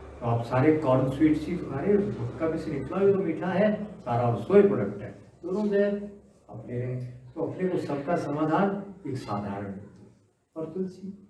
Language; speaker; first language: Hindi; native; Hindi